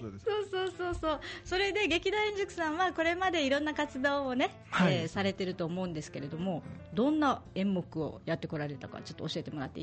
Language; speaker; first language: Japanese; native; Japanese